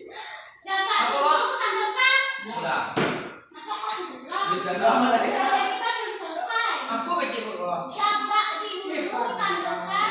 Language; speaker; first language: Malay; non-native, local second language; Minangkabau